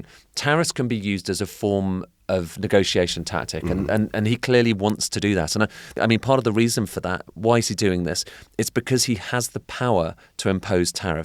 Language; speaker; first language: English; native; English